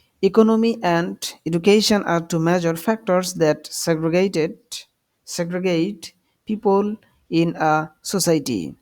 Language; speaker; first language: English; non-native, local second language; Bangla